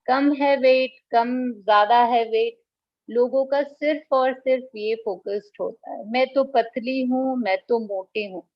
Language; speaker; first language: Hindi; non-native, local second language; Bangla